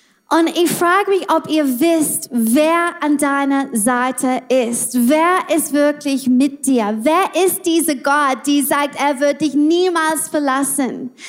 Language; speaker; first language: German; non-native, learner; English